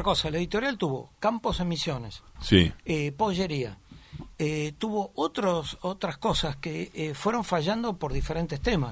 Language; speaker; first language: Spanish; native; Spanish